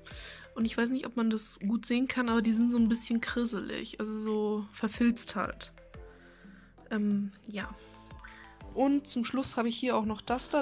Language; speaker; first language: German; native; German